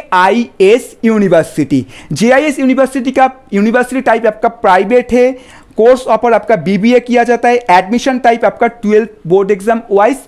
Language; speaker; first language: Hindi; non-native, local second language; Bangla